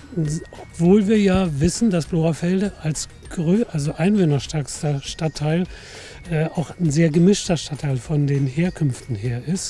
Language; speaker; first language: German; native; German